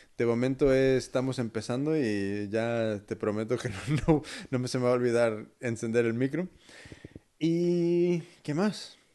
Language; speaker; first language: Spanish; early bilingual, heritage; Spanish